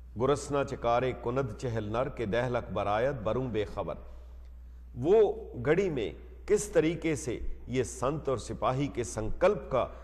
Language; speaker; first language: Hindi; non-native, local second language; Punjabi